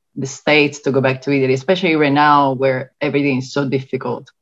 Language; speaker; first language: English; non-native, fluent; Italian